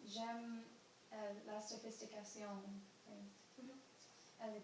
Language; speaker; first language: French; non-native, learner; English